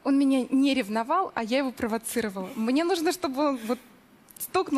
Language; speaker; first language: Russian; native; Russian